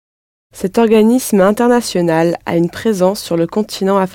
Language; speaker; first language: French; non-native, learner; English